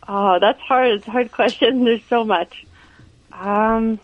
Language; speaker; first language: English; native; English